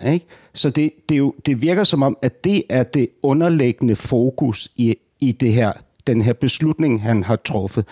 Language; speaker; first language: Danish; native; Danish